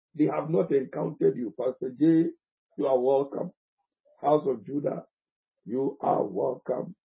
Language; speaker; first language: English; non-native, local second language; Akan